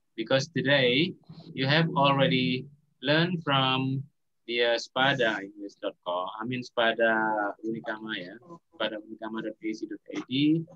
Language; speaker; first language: English; non-native, fluent; Indonesian